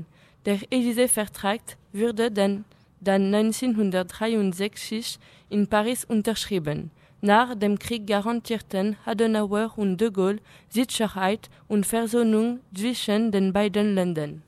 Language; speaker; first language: German; non-native, learner; French